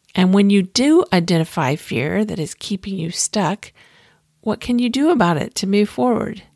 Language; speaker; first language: English; native; English